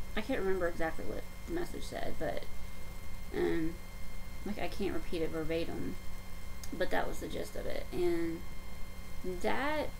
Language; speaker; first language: English; native; English